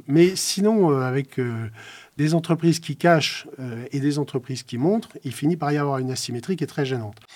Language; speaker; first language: French; native; French